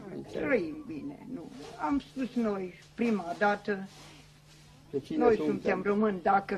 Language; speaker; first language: Romanian; non-native, local second language; Hungarian